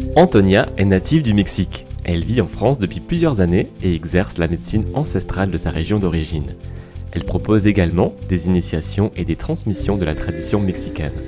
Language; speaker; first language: French; native; French